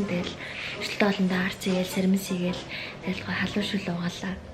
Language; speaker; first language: Mongolian; native; Mongolian